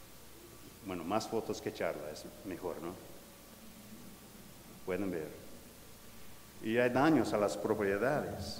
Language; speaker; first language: Spanish; non-native, fluent; English